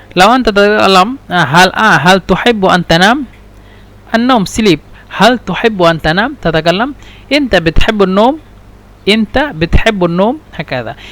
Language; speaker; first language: Egyptian Arabic; non-native, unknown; Bangla